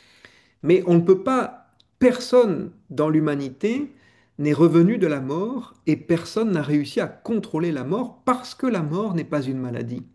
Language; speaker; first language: French; native; French